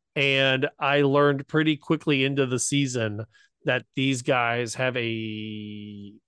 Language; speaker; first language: English; native; English